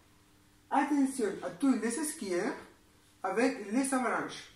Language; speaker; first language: French; non-native, learner; Spanish